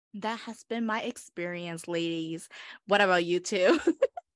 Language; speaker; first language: English; early bilingual, other home language; Hmong